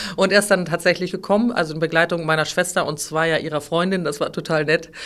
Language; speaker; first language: German; native; German